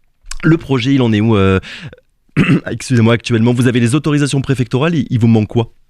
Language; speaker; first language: French; native; French